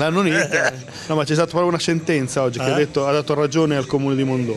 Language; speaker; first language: Italian; native; Italian